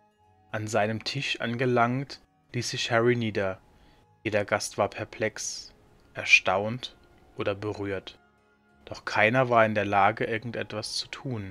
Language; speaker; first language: German; native; German